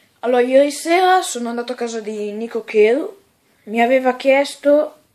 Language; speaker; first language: Italian; native; Italian